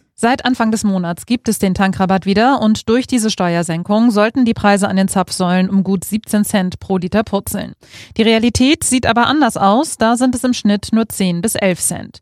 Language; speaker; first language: German; native; German